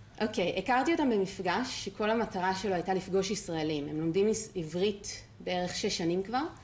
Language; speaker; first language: Hebrew; native; Hebrew